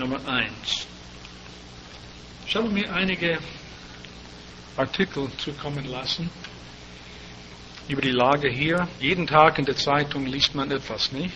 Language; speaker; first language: German; native; German